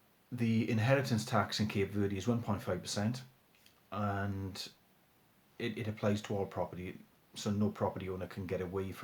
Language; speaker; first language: English; native; English